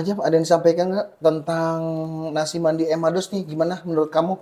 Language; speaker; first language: Indonesian; native; Indonesian